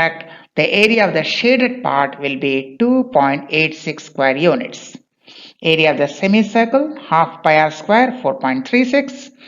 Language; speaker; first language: English; non-native, local second language; Bangla